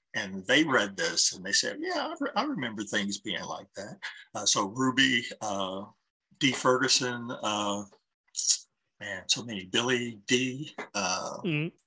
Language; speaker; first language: English; native; English